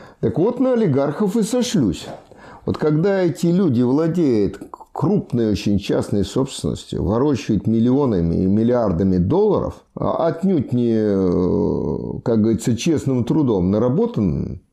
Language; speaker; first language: Russian; native; Russian